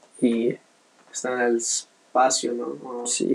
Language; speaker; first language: Spanish; non-native, learner; English